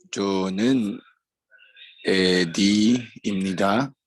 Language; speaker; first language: Korean; non-native, learner; Indonesian